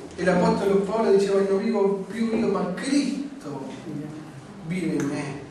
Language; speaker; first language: Italian; non-native, fluent; Spanish